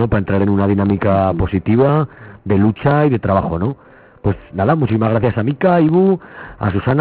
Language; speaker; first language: Spanish; native; Spanish